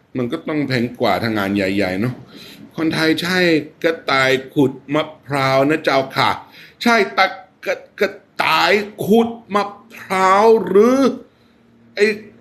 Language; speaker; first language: Thai; non-native, fluent; English